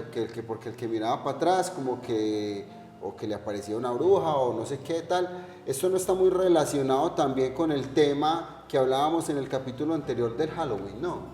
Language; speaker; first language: Spanish; native; Spanish